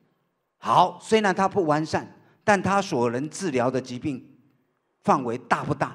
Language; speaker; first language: Chinese; native; Chinese